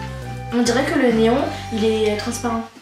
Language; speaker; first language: French; native; French